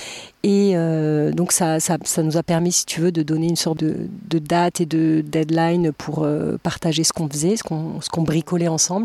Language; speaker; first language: French; native; French